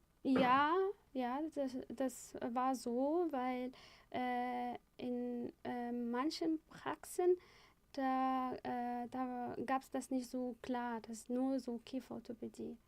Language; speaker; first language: German; non-native, fluent; Arabic